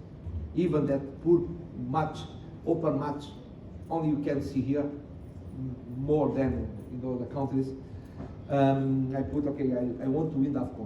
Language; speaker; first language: English; non-native, learner; Portuguese